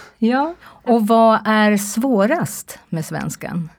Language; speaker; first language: Swedish; native; Swedish